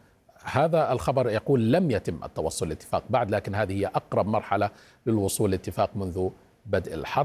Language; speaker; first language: Arabic; native; Arabic